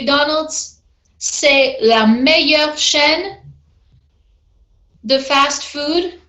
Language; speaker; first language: French; non-native, fluent; English